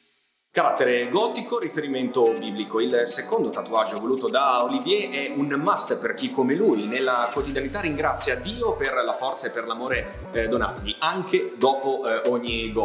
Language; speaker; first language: Italian; native; Italian